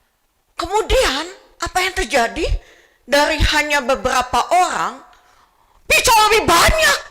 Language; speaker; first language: Indonesian; native; Indonesian